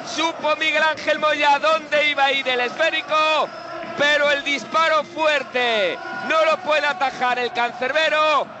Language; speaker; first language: Spanish; native; Spanish